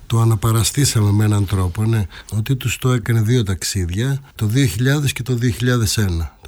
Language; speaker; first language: Greek; native; Greek